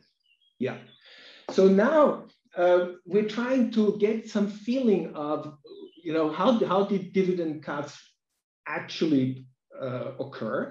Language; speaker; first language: English; non-native, fluent; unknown